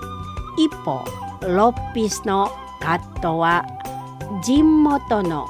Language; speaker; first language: Japanese; non-native, fluent; Indonesian